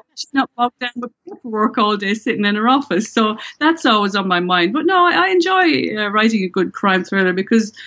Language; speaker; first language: English; native; English